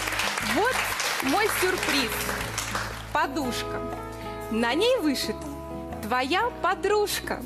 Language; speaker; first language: Russian; native; Russian